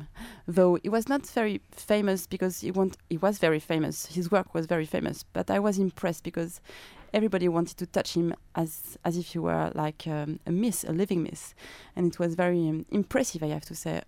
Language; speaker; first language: English; non-native, fluent; French